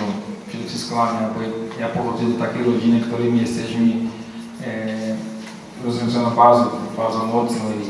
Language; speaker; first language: Polish; non-native, learner; Portuguese